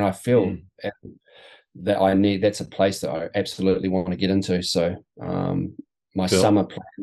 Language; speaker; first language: English; native; English